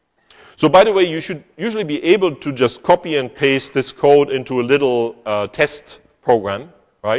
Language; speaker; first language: English; non-native, fluent; German